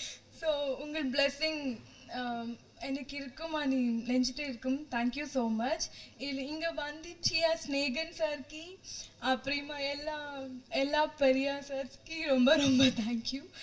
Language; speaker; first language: Tamil; non-native, learner; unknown